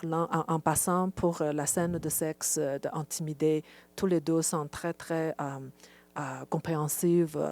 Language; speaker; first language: French; non-native, fluent; Chinese